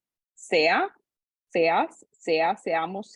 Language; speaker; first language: Spanish; non-native, fluent; English